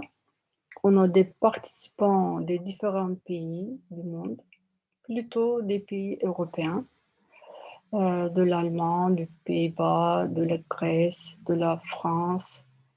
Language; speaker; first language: French; non-native, learner; Turkish